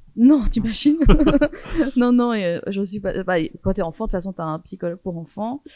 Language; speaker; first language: French; early bilingual, other home language; Persian